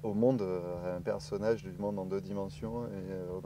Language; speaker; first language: French; native; French